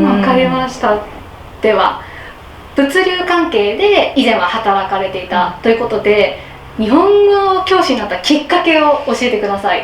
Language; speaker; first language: Japanese; native; Japanese